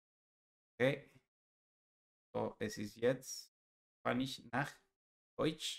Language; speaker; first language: German; non-native, learner; Spanish